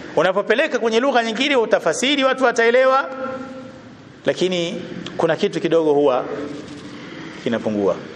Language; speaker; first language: Swahili; native; Swahili